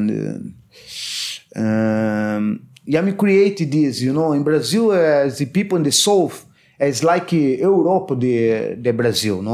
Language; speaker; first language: English; non-native, learner; Portuguese